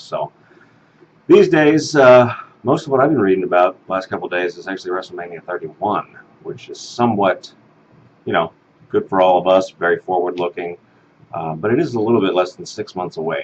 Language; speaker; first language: English; native; English